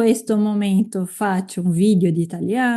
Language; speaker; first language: Italian; non-native, fluent; Portuguese